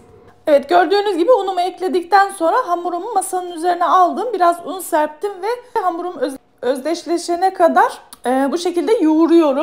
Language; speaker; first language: Turkish; native; Turkish